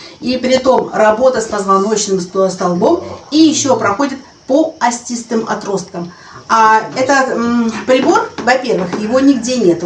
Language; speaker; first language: Russian; native; Russian